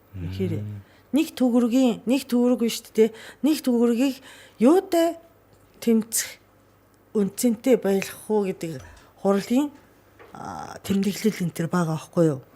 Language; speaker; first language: Mongolian; non-native, fluent; Japanese